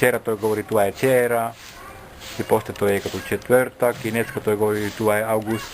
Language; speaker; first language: Bulgarian; non-native, learner; Finnish